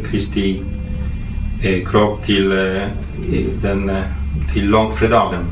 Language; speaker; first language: Swedish; non-native, fluent; Polish